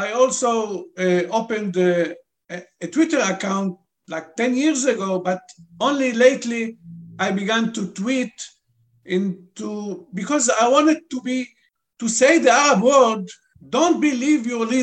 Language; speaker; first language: English; non-native, fluent; Arabic